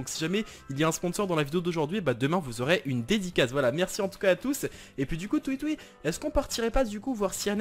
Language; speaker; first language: French; native; French